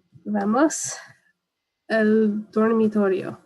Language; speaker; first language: Spanish; non-native, learner; English